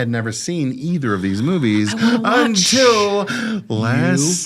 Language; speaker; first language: English; native; English